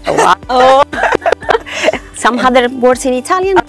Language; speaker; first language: English; non-native, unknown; Italian